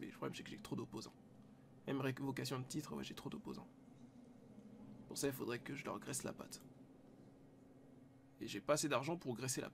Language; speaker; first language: French; native; French